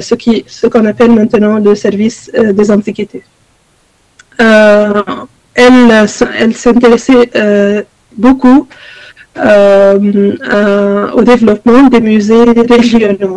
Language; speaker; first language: French; non-native, fluent; Arabic